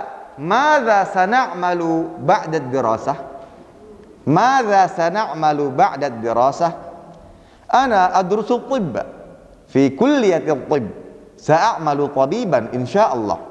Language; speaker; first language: Arabic; non-native, fluent; Indonesian